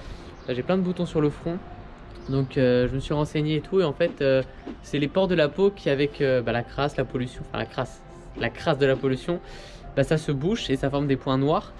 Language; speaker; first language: French; native; French